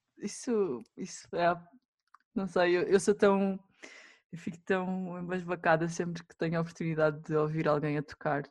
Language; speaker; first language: Portuguese; native; Portuguese